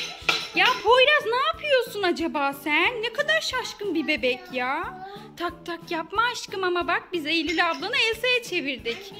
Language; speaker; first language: Turkish; native; Turkish